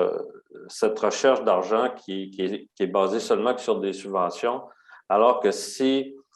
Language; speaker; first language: French; native; French